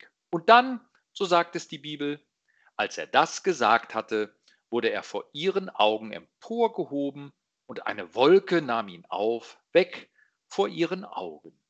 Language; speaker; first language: German; native; German